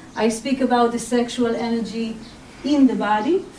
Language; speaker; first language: English; non-native, fluent; Hebrew